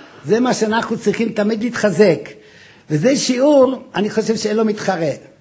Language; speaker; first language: Hebrew; non-native, fluent; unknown